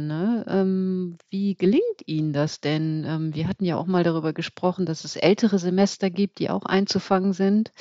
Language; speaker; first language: German; native; German